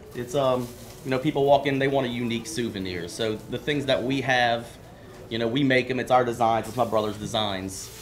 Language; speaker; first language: English; native; English